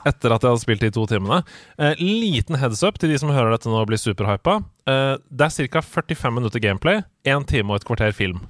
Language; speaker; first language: Norwegian; native; Norwegian